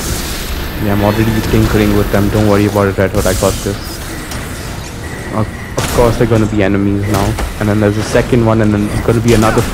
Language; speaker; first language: English; native; English